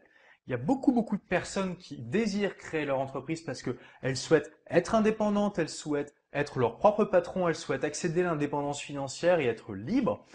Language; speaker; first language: French; native; French